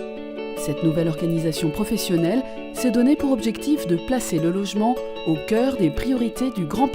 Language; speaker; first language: French; native; French